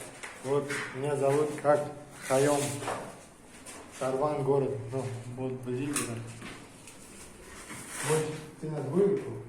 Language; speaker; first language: Russian; non-native, local second language; Tajik